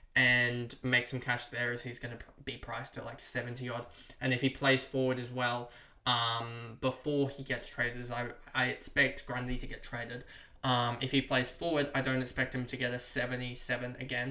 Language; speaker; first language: English; native; English